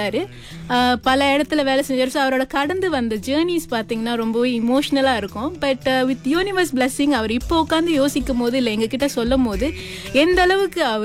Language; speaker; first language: Tamil; early bilingual, heritage; Tamil